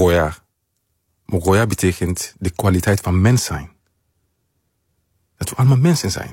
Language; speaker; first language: Dutch; non-native, fluent; Mandingo